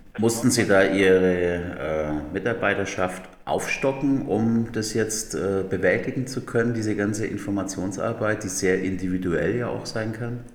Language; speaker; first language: German; native; German